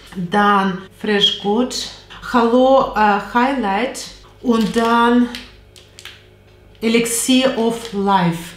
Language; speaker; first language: German; non-native, learner; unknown